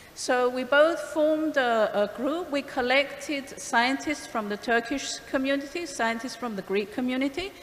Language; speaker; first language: English; non-native, fluent; Greek